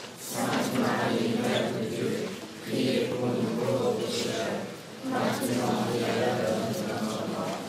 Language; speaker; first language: French; native; French